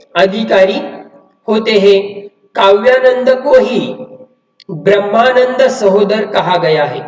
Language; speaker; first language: Hindi; non-native, local second language; Marathi